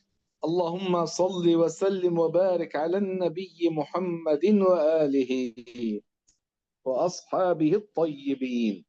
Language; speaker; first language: Arabic; native; Arabic